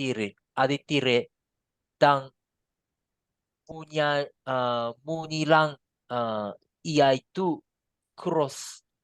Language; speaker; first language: Indonesian; non-native, learner; Japanese